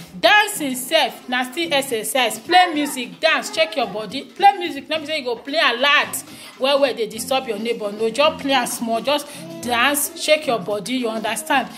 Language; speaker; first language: Nigerian Pidgin; native; Nigerian Pidgin